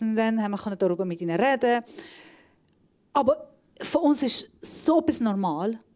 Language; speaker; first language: German; non-native, fluent; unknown